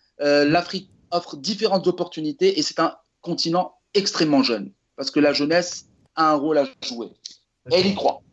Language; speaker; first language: French; non-native, local second language; Arabic